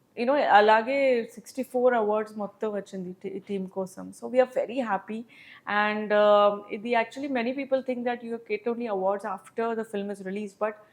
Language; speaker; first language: Telugu; non-native, learner; Hindi